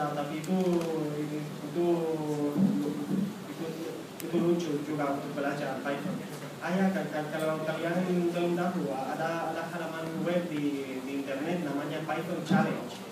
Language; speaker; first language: Indonesian; non-native, fluent; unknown